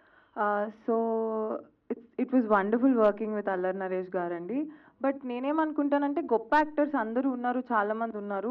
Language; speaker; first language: Telugu; native; Telugu